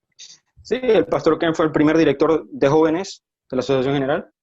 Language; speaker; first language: Spanish; native; Spanish